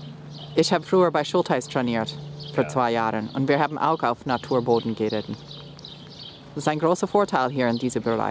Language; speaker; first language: German; non-native, fluent; English